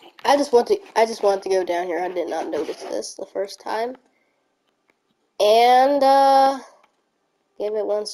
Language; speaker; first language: English; native; English